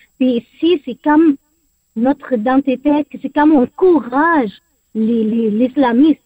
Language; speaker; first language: French; non-native, learner; Arabic